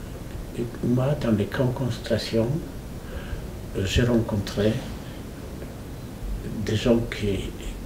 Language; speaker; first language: French; non-native, fluent; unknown